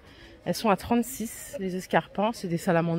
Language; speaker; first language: French; native; French